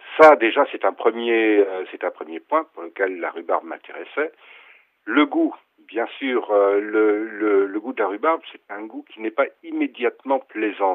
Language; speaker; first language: French; non-native, local second language; German